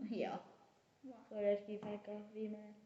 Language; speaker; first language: Estonian; early bilingual, heritage; Estonian